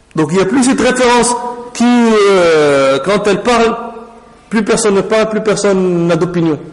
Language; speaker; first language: French; non-native, local second language; Arabic